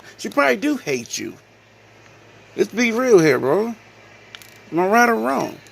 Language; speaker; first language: English; native; English